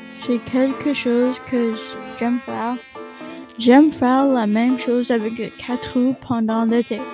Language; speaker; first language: French; non-native, local second language; English